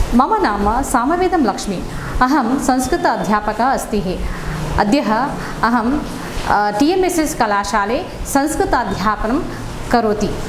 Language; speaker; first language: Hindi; non-native, local second language; Telugu